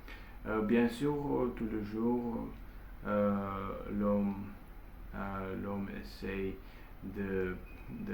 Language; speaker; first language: French; non-native, learner; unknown